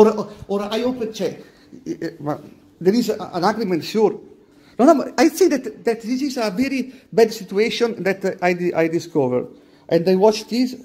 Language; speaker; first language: English; non-native, learner; Italian